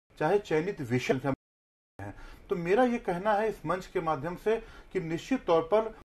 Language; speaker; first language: Hindi; native; Hindi